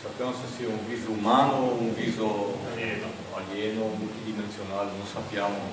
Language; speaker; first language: Italian; native; Italian